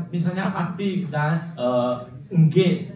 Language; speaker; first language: Indonesian; non-native, fluent; Chinese